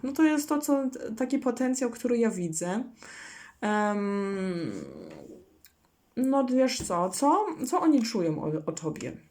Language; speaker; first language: Polish; non-native, learner; German